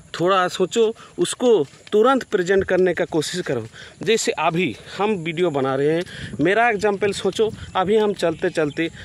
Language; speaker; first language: Hindi; non-native, local second language; Bangla